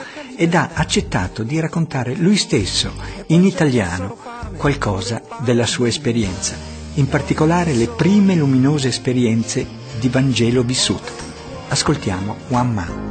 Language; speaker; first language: Italian; native; Italian